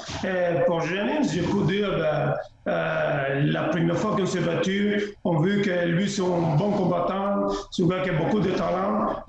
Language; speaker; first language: French; non-native, fluent; Spanish